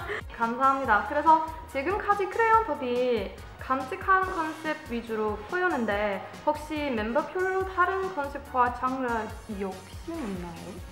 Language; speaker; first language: Korean; non-native, learner; English